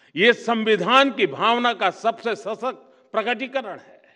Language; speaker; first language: Hindi; non-native, local second language; Gujarati